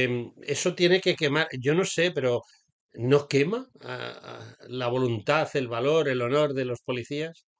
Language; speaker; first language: Spanish; native; Spanish